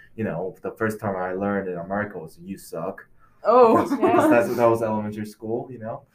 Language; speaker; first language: English; non-native, fluent; Korean